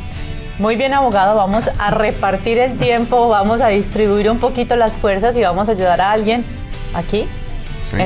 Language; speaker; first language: Spanish; native; Spanish